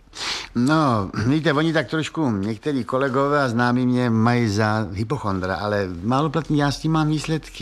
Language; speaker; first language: Czech; native; Czech